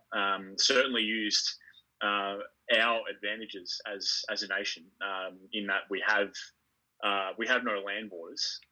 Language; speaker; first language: English; native; English